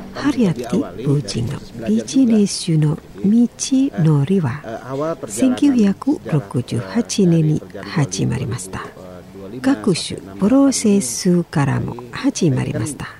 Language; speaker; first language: Japanese; non-native, learner; Indonesian